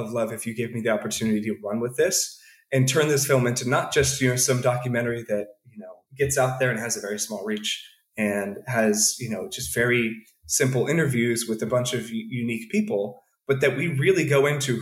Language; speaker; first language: English; native; English